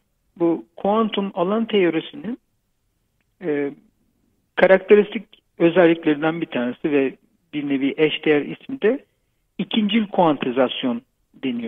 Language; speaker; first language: Turkish; native; Turkish